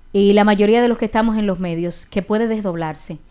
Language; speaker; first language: Spanish; native; Spanish